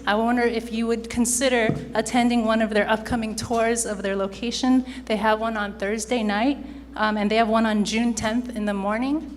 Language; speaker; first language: English; native; English